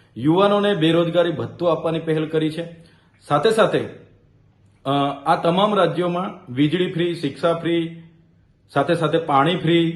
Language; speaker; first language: Gujarati; non-native, local second language; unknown